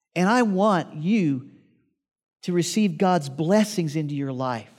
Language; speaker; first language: English; native; English